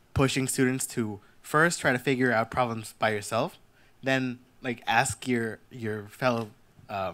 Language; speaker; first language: English; early bilingual, other home language; Spanish